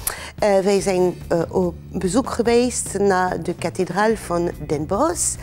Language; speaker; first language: Dutch; non-native, fluent; French